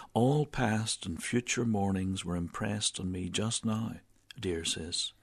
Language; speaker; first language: English; native; English